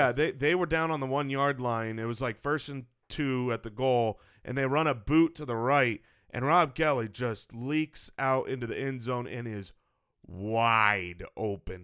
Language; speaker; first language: English; native; English